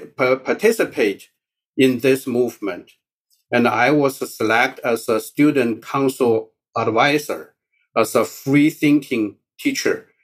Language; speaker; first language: English; non-native, learner; Chinese